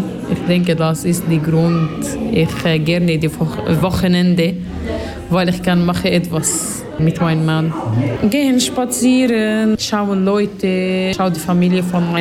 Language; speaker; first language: German; non-native, learner; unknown